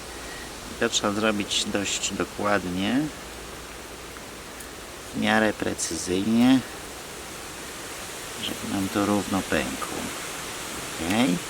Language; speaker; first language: Polish; native; Polish